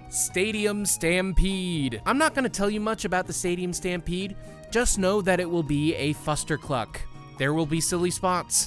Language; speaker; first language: English; native; English